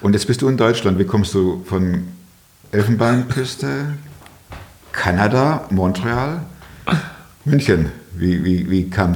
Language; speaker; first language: German; native; German